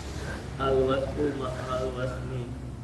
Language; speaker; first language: Arabic; non-native, learner; Indonesian